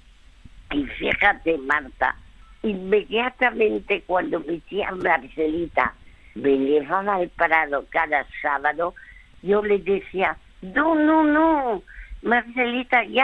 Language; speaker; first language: Spanish; early bilingual, other home language; French